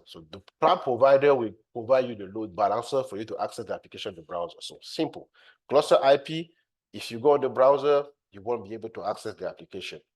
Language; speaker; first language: English; non-native, fluent; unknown